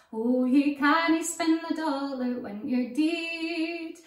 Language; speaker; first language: English; native; English